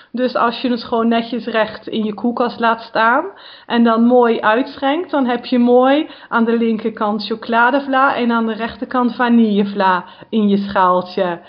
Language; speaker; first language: Dutch; native; Dutch